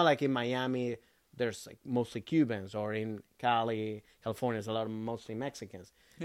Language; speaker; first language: English; early bilingual, other home language; Spanish